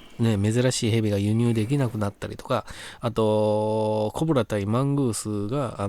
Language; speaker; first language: Japanese; native; Japanese